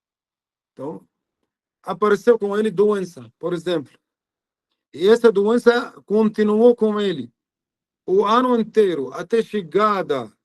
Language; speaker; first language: Portuguese; non-native, fluent; Arabic